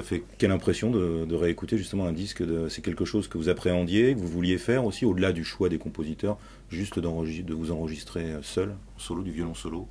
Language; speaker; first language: French; native; French